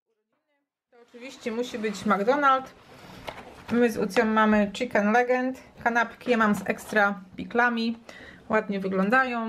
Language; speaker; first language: Polish; native; Polish